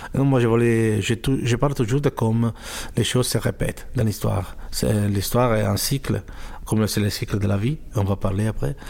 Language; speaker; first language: French; non-native, fluent; Italian